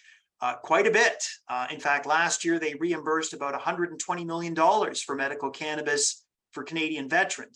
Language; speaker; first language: English; native; English